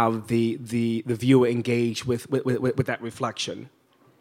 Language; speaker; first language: English; native; English